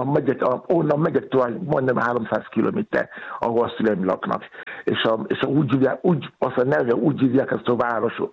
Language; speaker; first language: Hungarian; non-native, learner; Yoruba